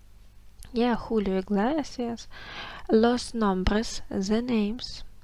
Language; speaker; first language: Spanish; non-native, fluent; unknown